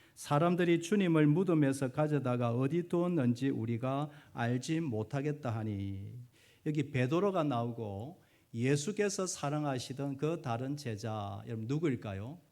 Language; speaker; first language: Korean; native; Korean